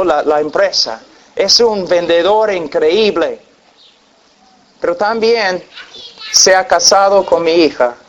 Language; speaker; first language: Spanish; non-native, fluent; English